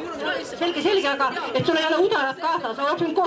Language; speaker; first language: Estonian; native; Estonian